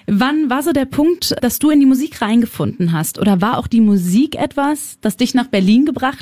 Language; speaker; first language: German; native; German